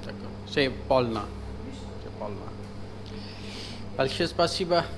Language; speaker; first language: Russian; non-native, learner; Urdu